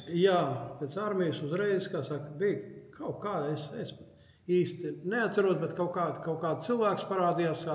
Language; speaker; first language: Latvian; native; Latvian